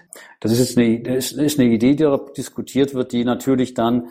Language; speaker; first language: German; native; German